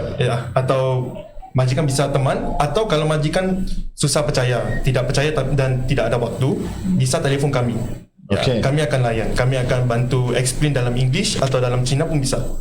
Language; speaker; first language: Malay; non-native, local second language; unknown